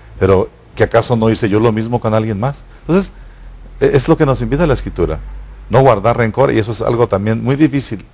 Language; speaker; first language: Spanish; native; Spanish